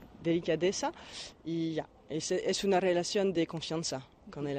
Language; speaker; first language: Spanish; non-native, learner; French